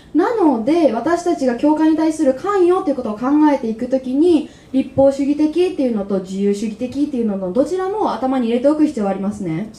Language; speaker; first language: Japanese; native; Japanese